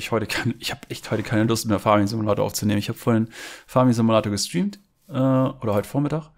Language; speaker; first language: German; native; German